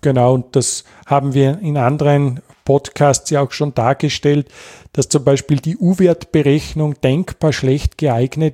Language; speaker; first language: German; native; German